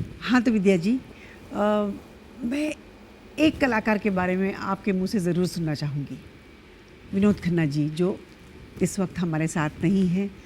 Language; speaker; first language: Hindi; native; Hindi